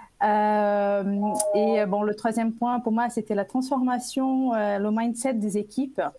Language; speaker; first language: French; non-native, fluent; Portuguese